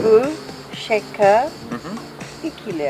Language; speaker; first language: Turkish; non-native, learner; English